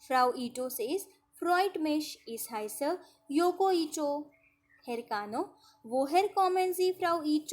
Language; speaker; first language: German; non-native, fluent; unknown